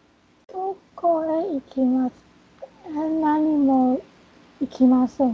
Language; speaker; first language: Japanese; non-native, learner; Chinese